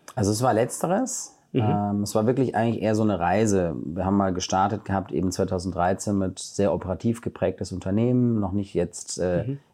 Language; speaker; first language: German; native; German